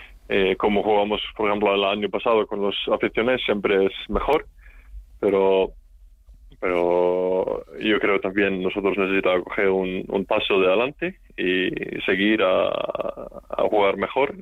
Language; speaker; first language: Spanish; non-native, learner; Icelandic